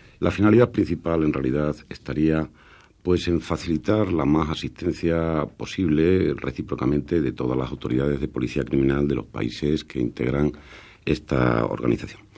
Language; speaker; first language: Spanish; native; Spanish